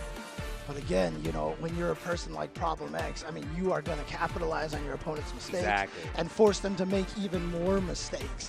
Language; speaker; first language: English; native; English